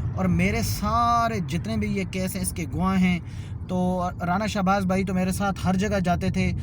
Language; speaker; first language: Urdu; non-native, local second language; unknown